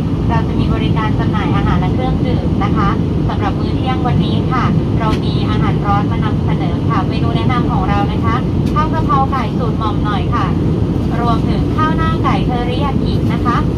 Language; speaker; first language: Thai; native; Thai